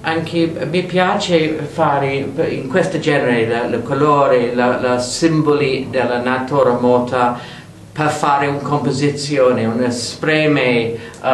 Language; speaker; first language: Italian; non-native, learner; English